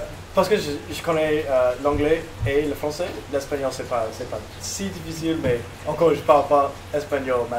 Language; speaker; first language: French; non-native, local second language; English